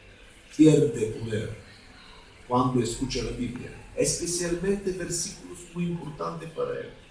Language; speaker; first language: Spanish; non-native, fluent; Bulgarian